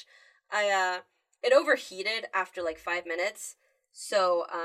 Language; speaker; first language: English; early bilingual, other home language; Spanish